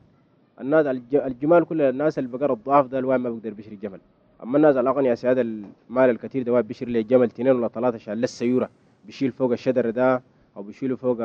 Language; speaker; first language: Arabic; native; Arabic